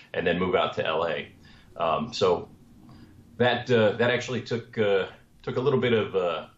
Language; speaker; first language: English; native; English